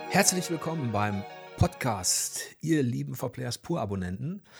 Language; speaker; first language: German; native; German